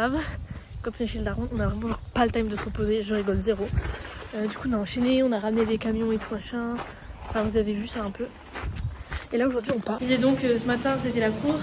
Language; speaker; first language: French; native; French